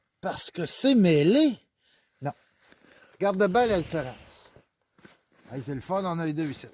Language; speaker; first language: French; native; French